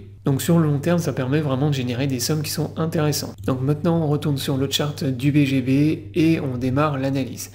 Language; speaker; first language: French; native; French